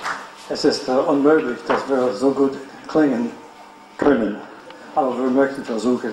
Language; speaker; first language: German; non-native, learner; English